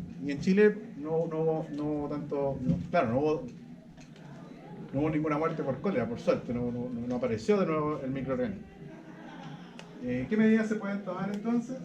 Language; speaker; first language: Spanish; native; Spanish